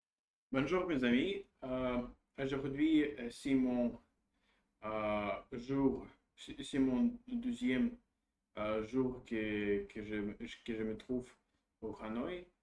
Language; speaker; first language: French; non-native, learner; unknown